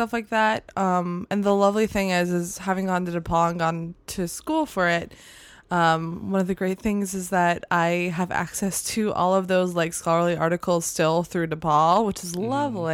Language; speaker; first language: English; native; English